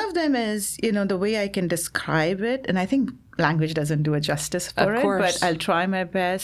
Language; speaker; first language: English; non-native, local second language; Assamese